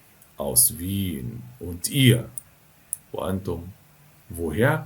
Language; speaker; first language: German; non-native, fluent; Arabic